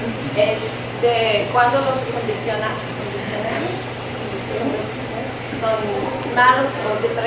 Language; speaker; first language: Spanish; non-native, learner; English